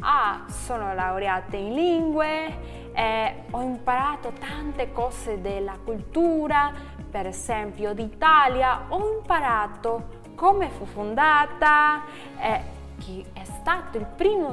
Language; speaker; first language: Italian; non-native, learner; Spanish